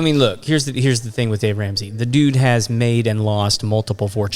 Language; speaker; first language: English; native; English